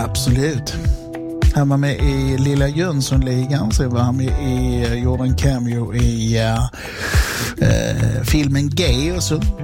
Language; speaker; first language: Swedish; native; Swedish